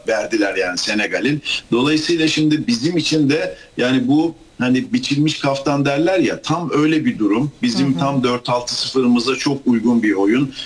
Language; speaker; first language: Turkish; native; Turkish